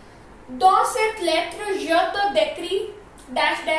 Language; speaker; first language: French; non-native, learner; Hindi